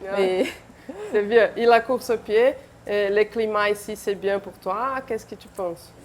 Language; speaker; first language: French; non-native, learner; Portuguese